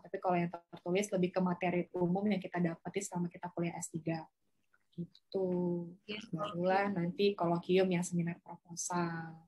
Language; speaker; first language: Indonesian; native; Indonesian